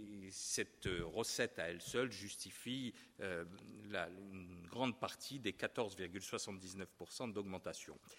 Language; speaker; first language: French; non-native, fluent; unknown